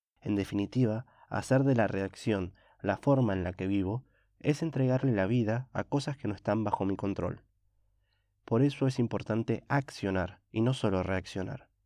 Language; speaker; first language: Spanish; native; Spanish